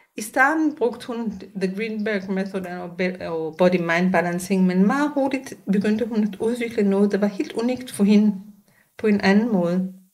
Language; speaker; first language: Danish; non-native, fluent; Hebrew